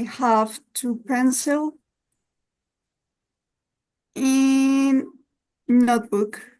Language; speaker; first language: English; non-native, learner; Spanish